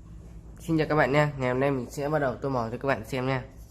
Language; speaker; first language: Vietnamese; native; Vietnamese